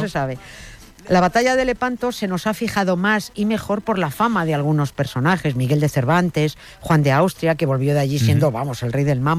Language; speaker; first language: Spanish; native; Spanish